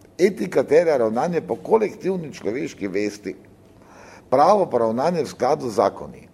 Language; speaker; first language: Slovenian; native; Slovenian